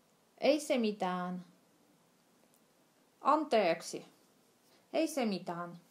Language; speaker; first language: Finnish; non-native, fluent; Russian